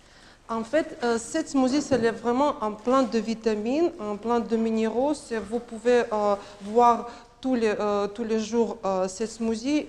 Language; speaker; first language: French; non-native, learner; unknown